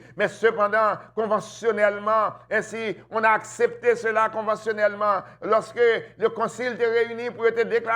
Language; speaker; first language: French; non-native, local second language; Haitian Creole